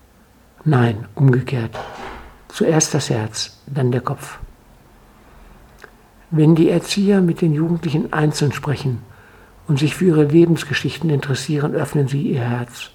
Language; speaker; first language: German; native; German